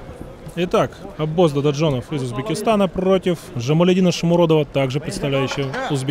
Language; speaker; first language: Russian; native; Russian